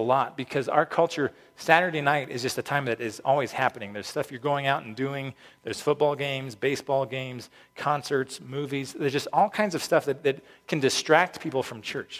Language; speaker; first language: English; native; English